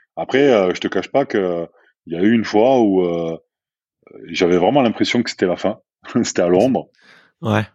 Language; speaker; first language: French; native; French